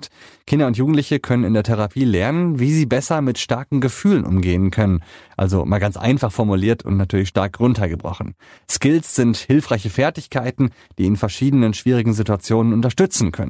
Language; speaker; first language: German; native; German